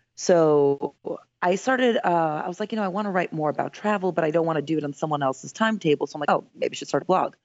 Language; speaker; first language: English; early bilingual, other home language; Greek